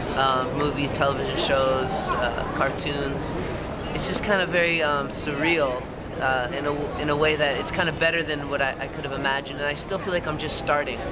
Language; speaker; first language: English; native; English